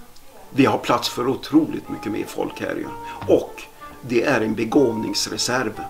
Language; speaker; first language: Swedish; native; Swedish